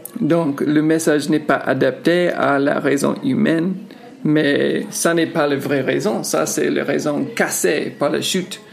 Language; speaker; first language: French; non-native, fluent; English